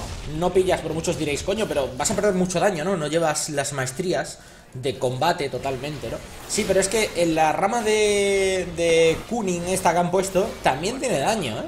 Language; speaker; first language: Spanish; native; Spanish